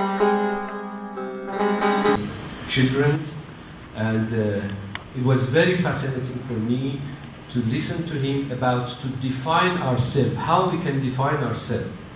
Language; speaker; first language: English; non-native, fluent; Persian